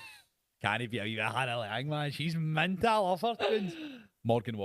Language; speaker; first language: English; native; English